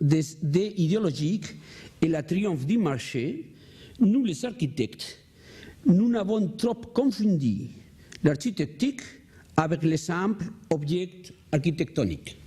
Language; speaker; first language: French; non-native, learner; Spanish